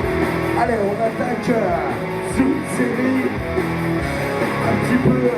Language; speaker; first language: French; native; French